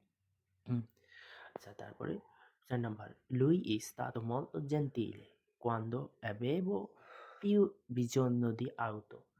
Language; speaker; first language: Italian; non-native, learner; Bangla